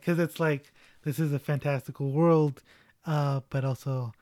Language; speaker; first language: English; early bilingual, other home language; Spanish